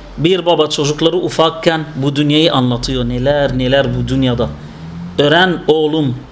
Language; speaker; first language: Turkish; non-native, fluent; Arabic